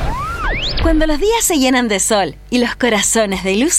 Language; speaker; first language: Spanish; native; Spanish